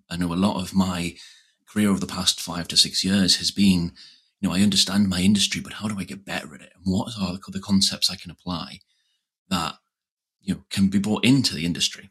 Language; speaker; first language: English; native; English